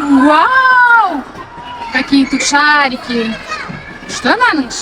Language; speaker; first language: Russian; non-native, local second language; Kazakh